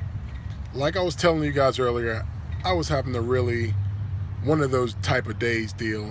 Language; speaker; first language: English; native; English